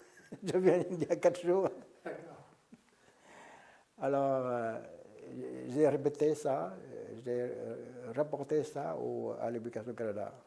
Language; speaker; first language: French; non-native, local second language; Vietnamese